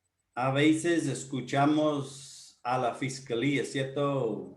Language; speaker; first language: Spanish; non-native, fluent; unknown